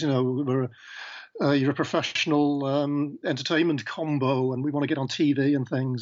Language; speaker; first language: English; native; English